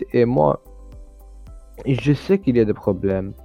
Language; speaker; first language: French; non-native, learner; English